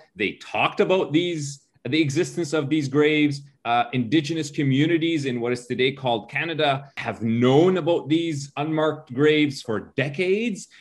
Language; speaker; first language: English; early bilingual, other home language; Arabic